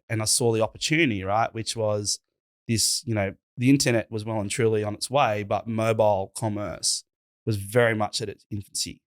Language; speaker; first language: English; native; English